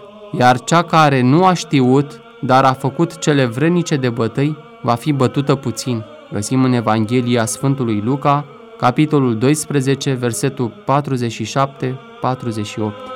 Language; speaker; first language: Romanian; native; Romanian